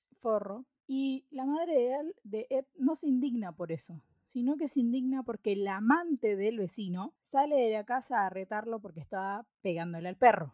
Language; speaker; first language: Spanish; native; Spanish